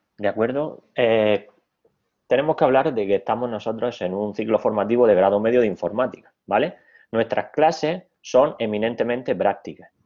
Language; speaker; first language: Spanish; native; Spanish